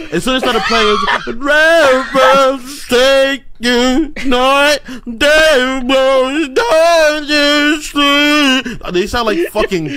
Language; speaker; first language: English; native; English